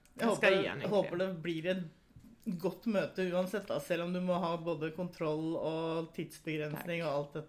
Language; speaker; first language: Norwegian; native; Norwegian